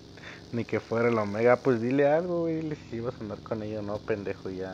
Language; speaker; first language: Spanish; native; Spanish